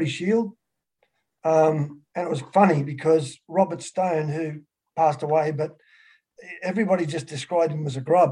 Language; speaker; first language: English; native; English